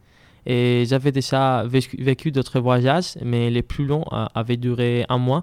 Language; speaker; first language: French; non-native, learner; Spanish